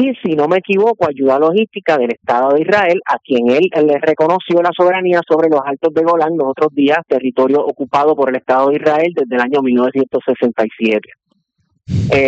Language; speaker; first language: Spanish; native; Spanish